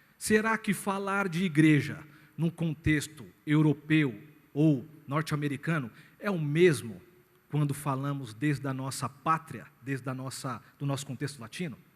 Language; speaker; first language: Portuguese; native; Portuguese